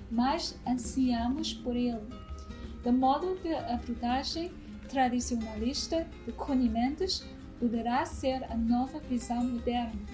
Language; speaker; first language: Portuguese; non-native, fluent; Chinese